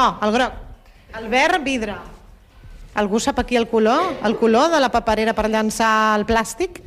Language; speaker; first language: Catalan; native; Catalan